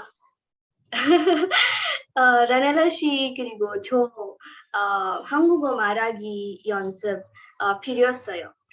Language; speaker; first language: Korean; non-native, learner; Marathi